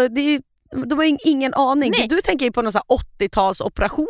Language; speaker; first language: Swedish; native; Swedish